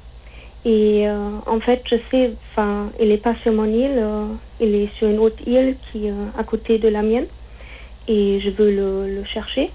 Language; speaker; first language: French; non-native, fluent; German